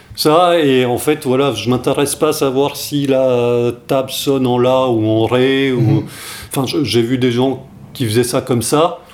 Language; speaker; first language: French; native; French